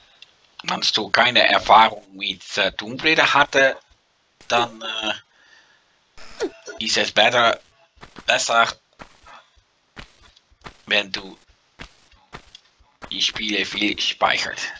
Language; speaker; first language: German; non-native, learner; Dutch